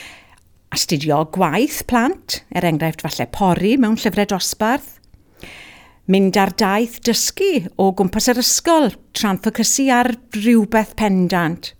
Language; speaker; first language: Welsh; native; Welsh